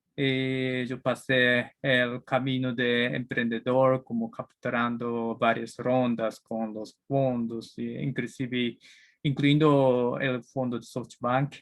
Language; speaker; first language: Spanish; non-native, learner; Japanese